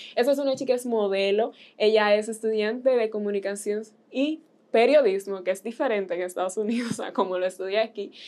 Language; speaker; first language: Spanish; native; Spanish